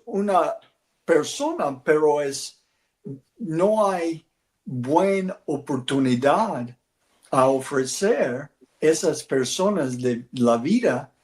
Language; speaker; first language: Spanish; non-native, learner; English